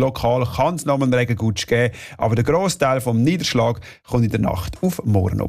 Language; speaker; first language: German; native; German